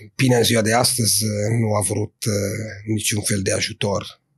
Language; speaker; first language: Romanian; non-native, fluent; Italian